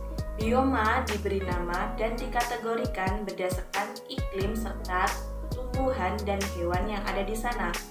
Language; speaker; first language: Indonesian; native; Indonesian